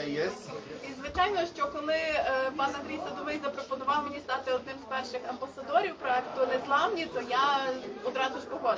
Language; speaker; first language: Ukrainian; native; Ukrainian